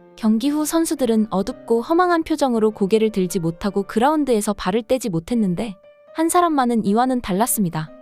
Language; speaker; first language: Korean; native; Korean